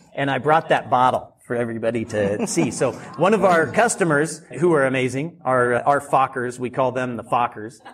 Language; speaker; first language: English; native; English